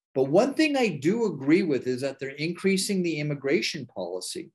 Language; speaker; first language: English; native; English